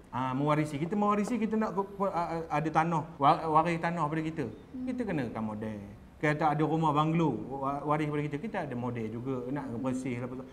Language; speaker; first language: Malay; native; Malay